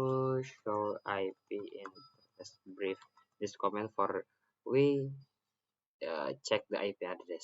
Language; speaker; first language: English; non-native, learner; Indonesian